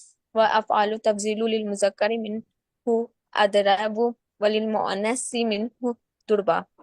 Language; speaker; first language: Arabic; non-native, learner; Urdu